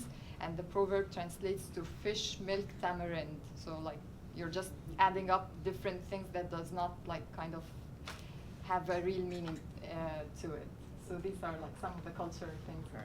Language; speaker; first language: English; non-native, local second language; Arabic